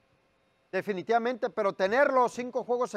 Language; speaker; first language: Spanish; native; Spanish